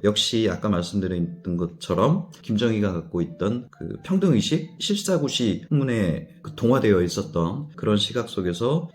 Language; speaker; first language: Korean; native; Korean